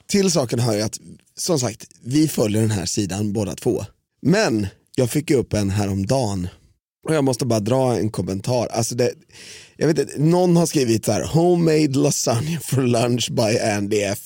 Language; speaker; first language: Swedish; native; Swedish